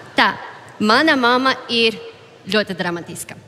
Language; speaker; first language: Latvian; non-native, fluent; Portuguese